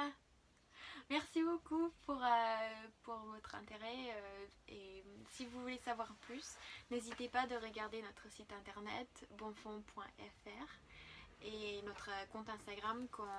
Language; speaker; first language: French; non-native, fluent; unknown